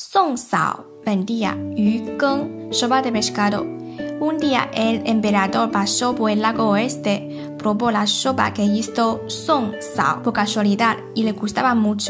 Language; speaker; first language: Spanish; non-native, fluent; Chinese